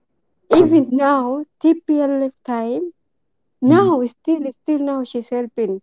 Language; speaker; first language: English; non-native, learner; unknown